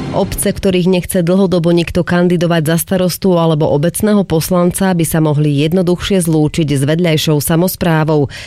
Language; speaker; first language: Slovak; native; Slovak